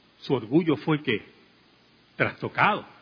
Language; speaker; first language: Spanish; native; Spanish